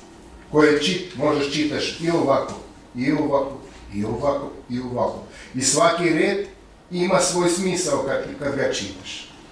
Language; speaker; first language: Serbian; non-native, fluent; Russian